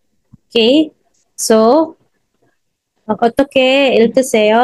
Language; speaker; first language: Korean; non-native, fluent; Filipino